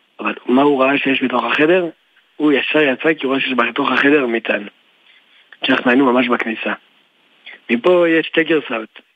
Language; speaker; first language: Hebrew; early bilingual, other home language; French